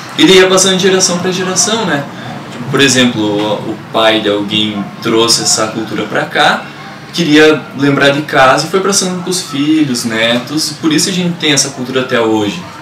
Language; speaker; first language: Portuguese; native; Portuguese